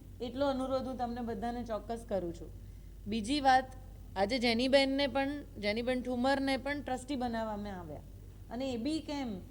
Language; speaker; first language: Gujarati; native; Gujarati